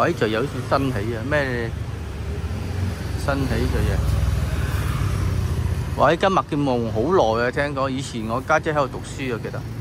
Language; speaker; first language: Chinese; early bilingual, heritage; Cantonese